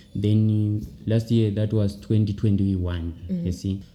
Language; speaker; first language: English; non-native, local second language; Shona